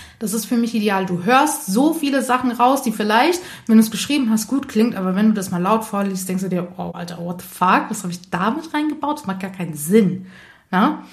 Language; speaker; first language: German; early bilingual, other home language; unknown